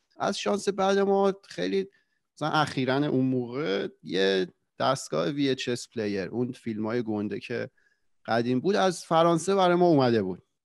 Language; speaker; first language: Persian; native; Persian